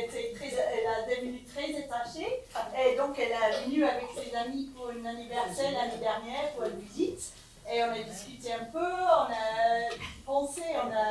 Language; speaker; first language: French; non-native, learner; English